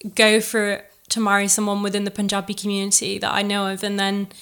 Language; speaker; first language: English; native; English